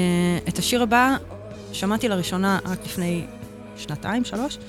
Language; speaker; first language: Hebrew; native; Hebrew